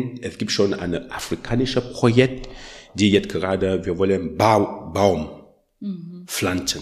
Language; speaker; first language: German; non-native, learner; French